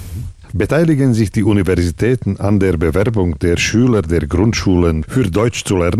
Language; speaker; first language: German; non-native, fluent; Slovak